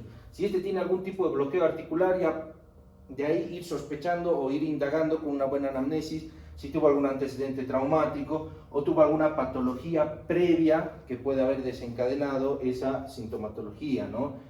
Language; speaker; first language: Spanish; native; Spanish